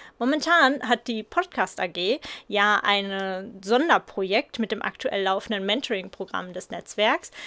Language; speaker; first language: German; native; German